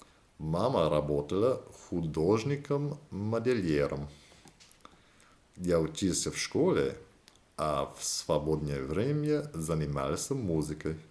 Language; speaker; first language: Russian; non-native, learner; English